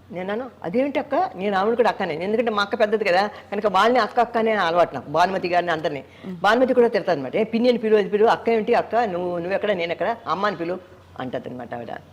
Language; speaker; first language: Telugu; native; Telugu